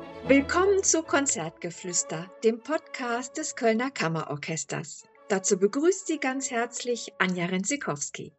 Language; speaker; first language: German; native; German